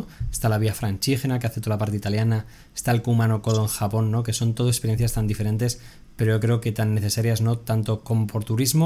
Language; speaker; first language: Spanish; native; Spanish